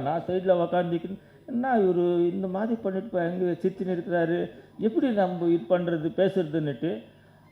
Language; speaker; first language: Tamil; non-native, learner; Kannada